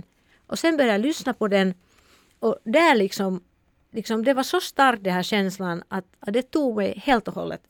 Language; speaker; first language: Swedish; non-native, fluent; Finnish